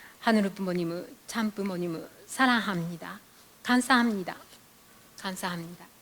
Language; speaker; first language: Korean; non-native, fluent; Japanese